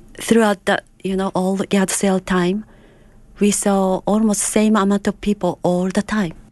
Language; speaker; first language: English; non-native, fluent; Japanese